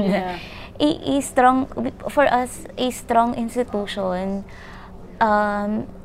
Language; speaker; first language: English; non-native, local second language; Filipino